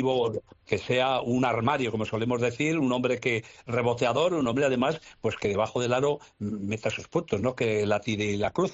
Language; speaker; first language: Spanish; native; Spanish